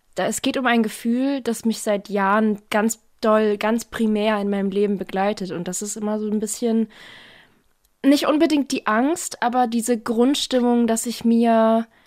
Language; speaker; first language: German; native; German